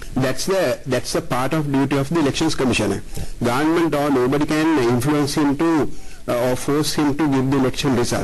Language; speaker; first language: English; non-native, local second language; Sinhala